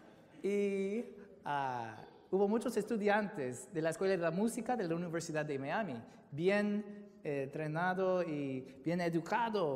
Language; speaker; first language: Spanish; non-native, fluent; English